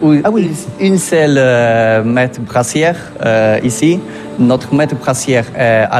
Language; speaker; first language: French; non-native, learner; Polish